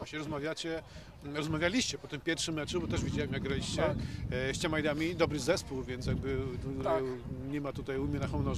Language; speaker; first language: Polish; native; Polish